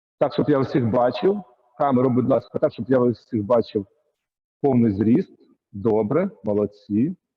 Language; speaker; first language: Ukrainian; native; Ukrainian